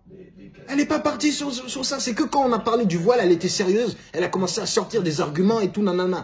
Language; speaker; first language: French; native; French